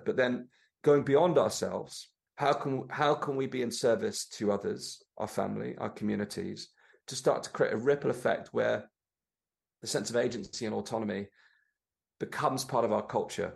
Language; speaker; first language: English; native; English